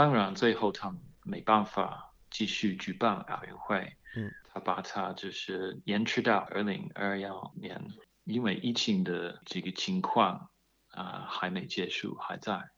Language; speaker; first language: Chinese; non-native, fluent; English